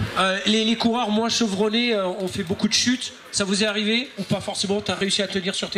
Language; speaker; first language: French; native; French